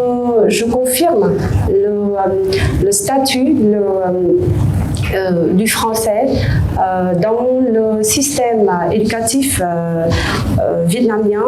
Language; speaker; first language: French; non-native, fluent; Vietnamese